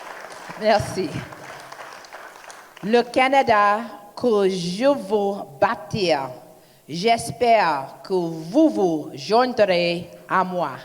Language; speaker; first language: French; non-native, learner; English